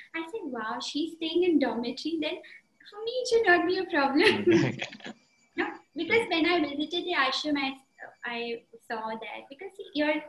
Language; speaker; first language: English; non-native, local second language; Marathi